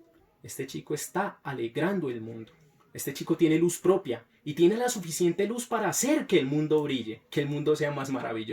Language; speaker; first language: Spanish; native; Spanish